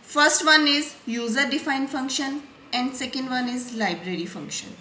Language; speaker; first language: English; non-native, local second language; Punjabi